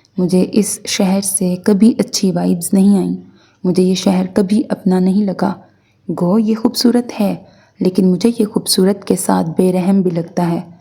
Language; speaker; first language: Urdu; native; Urdu